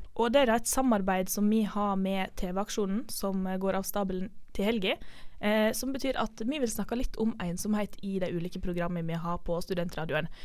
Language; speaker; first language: Norwegian; native; Norwegian